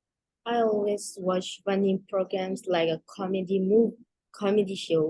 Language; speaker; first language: English; non-native, learner; Thai